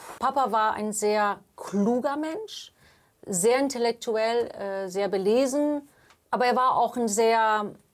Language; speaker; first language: German; non-native, fluent; English